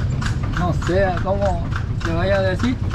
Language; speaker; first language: Spanish; native; Spanish